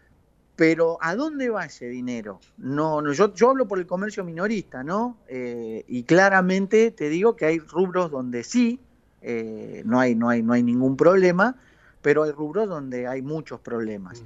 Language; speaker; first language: Spanish; native; Spanish